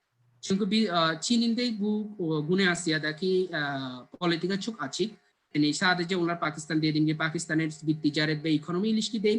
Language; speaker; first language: Turkish; non-native, learner; Bangla